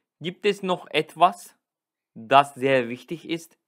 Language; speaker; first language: German; non-native, fluent; Turkish